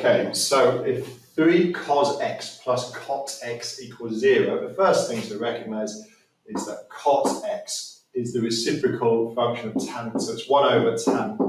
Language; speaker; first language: English; native; English